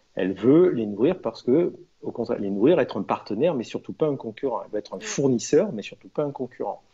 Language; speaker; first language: French; native; French